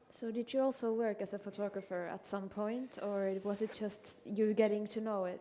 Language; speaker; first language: English; non-native, fluent; Finnish